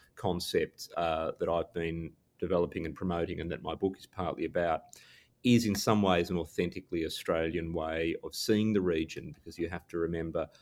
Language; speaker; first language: English; native; English